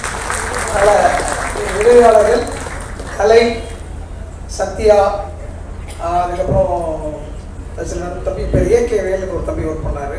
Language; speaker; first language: Tamil; native; Tamil